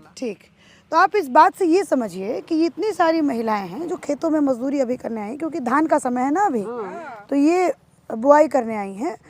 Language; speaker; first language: Hindi; native; Hindi